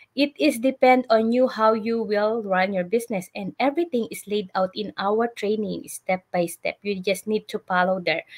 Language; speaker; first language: English; non-native, local second language; Filipino